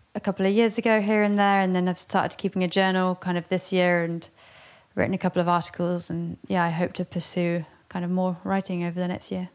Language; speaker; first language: English; native; English